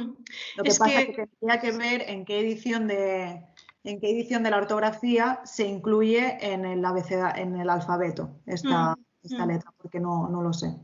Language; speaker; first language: Spanish; native; Spanish